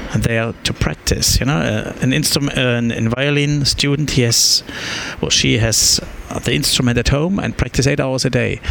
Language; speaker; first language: English; non-native, fluent; German